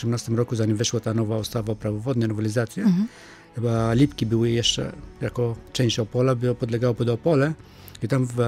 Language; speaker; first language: Polish; non-native, fluent; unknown